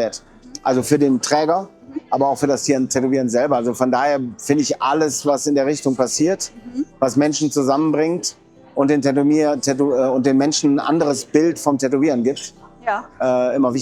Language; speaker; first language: German; native; German